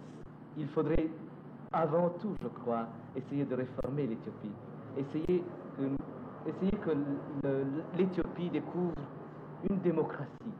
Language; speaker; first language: French; non-native, fluent; Somali